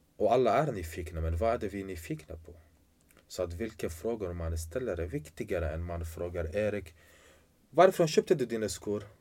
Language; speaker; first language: Swedish; non-native, fluent; Arabic